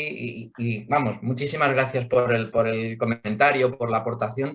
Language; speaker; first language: Spanish; native; Spanish